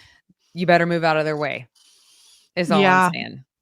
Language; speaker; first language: English; native; English